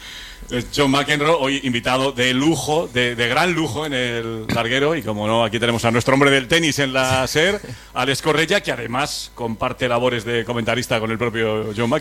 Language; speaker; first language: Spanish; native; Spanish